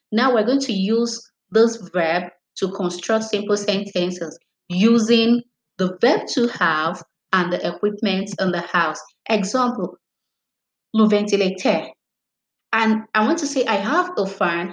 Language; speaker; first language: English; non-native, local second language; Yoruba